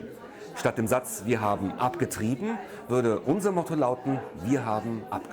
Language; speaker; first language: German; native; German